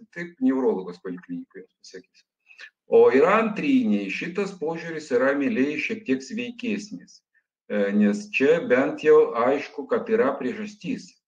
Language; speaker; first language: Lithuanian; non-native, local second language; Russian